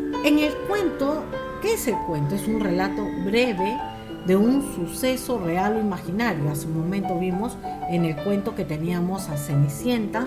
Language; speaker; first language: Spanish; native; Spanish